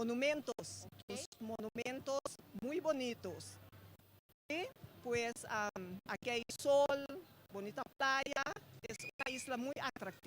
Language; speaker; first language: Spanish; non-native, fluent; Papiamento